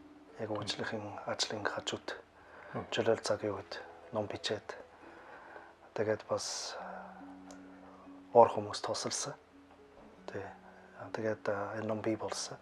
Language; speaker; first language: Mongolian; non-native, fluent; German